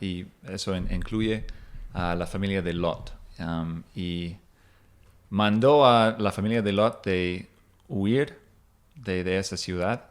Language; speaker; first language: Spanish; non-native, fluent; English